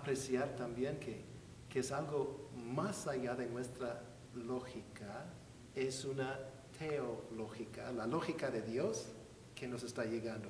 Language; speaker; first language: Spanish; non-native, fluent; English